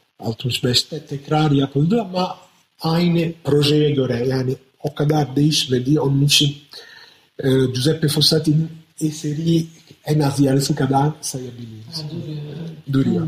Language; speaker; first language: Turkish; non-native, fluent; Italian